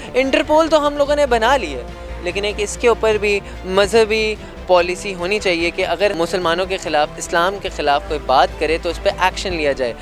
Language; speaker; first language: Urdu; native; Urdu